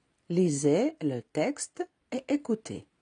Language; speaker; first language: French; non-native, fluent; Ukrainian